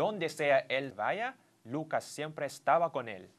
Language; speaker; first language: Spanish; non-native, fluent; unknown